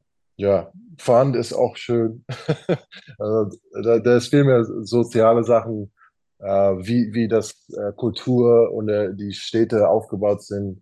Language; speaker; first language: German; non-native, fluent; English